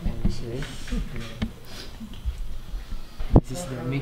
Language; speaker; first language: English; non-native, learner; Indonesian